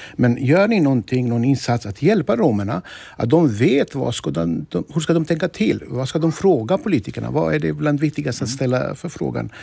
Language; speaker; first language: Swedish; non-native, fluent; Romany